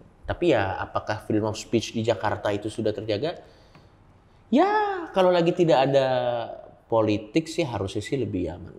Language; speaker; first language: Indonesian; native; Indonesian